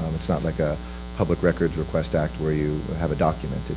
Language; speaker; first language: English; native; English